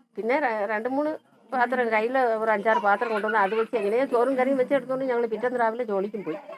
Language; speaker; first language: Malayalam; early bilingual, other home language; Tamil